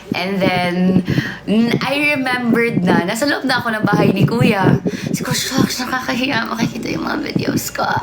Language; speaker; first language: Filipino; non-native, local second language; Cebuano